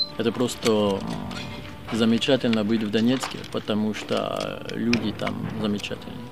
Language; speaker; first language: Russian; non-native, fluent; French